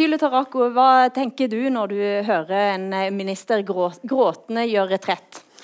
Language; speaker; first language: Norwegian; native; Norwegian